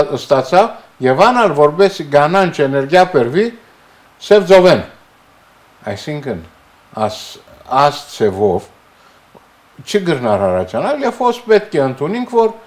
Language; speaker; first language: Armenian; early bilingual, heritage; Armenian